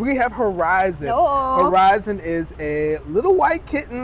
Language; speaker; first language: English; native; English